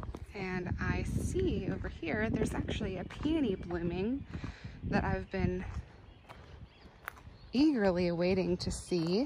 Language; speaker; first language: English; native; English